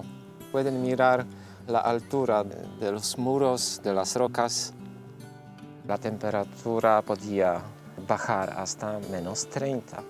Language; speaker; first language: Spanish; non-native, fluent; Polish